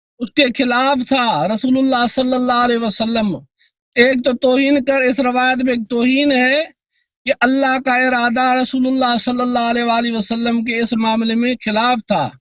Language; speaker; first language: Urdu; non-native, local second language; Sindhi